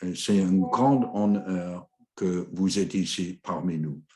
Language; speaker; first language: French; non-native, learner; English